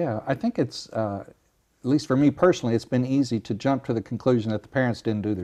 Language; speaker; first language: English; native; English